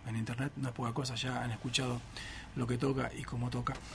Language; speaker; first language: Spanish; native; Spanish